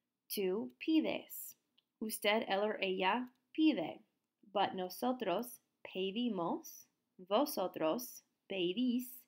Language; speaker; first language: Spanish; non-native, fluent; English